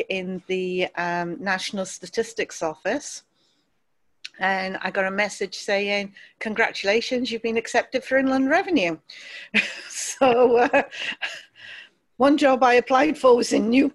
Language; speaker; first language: English; native; English